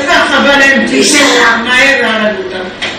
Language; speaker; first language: Hebrew; non-native, fluent; Arabic